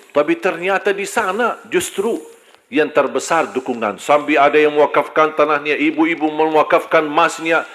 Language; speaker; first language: Malay; non-native, fluent; Arabic